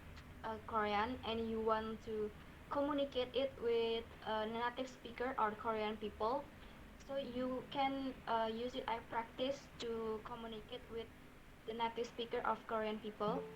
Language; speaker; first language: English; non-native, learner; Indonesian